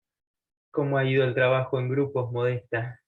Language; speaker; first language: Spanish; native; Spanish